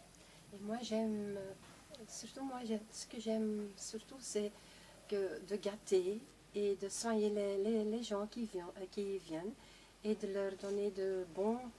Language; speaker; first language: French; non-native, local second language; Dutch